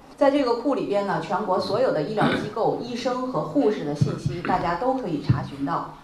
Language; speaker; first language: Chinese; native; Chinese